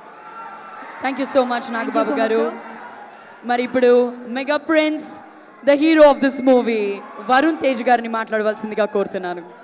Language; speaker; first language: Telugu; native; Telugu